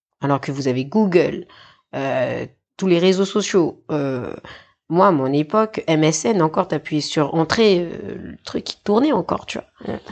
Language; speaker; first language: French; native; French